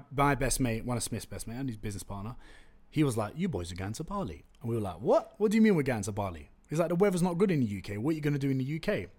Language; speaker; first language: English; non-native, local second language; Turkish